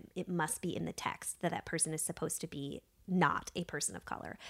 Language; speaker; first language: English; native; English